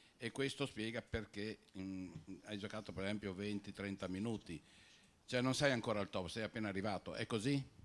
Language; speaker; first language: Italian; native; Italian